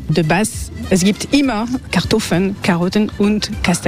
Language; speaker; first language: German; non-native, learner; French